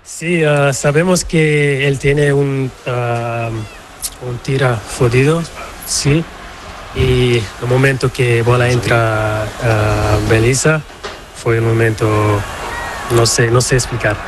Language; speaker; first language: Spanish; non-native, fluent; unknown